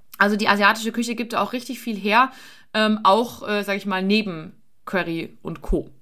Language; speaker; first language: German; native; German